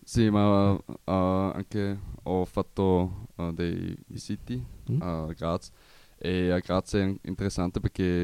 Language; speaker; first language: Italian; non-native, learner; German